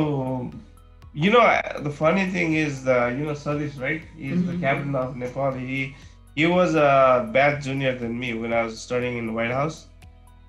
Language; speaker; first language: English; non-native, local second language; Nepali